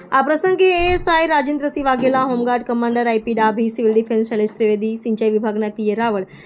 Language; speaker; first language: Gujarati; native; Gujarati